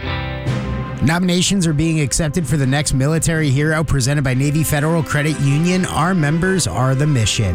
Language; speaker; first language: English; native; English